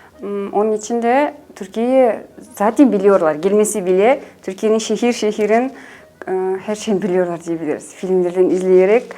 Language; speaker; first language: Turkish; non-native, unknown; Kazakh